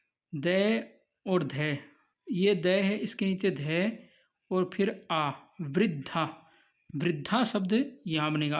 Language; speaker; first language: Hindi; native; Hindi